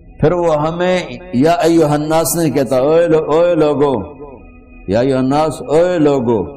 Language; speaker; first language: Urdu; non-native, local second language; Punjabi